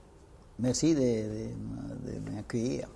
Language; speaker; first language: French; non-native, fluent; Spanish